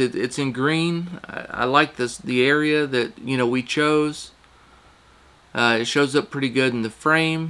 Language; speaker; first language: English; native; English